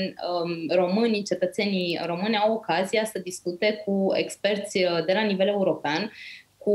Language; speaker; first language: Romanian; native; Romanian